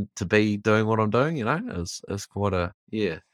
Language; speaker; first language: English; native; English